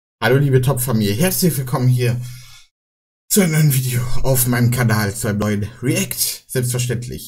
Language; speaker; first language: German; native; German